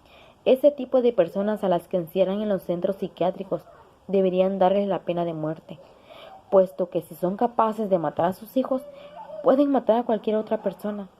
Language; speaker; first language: Spanish; native; Spanish